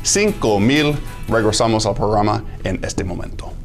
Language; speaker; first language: Spanish; non-native, fluent; English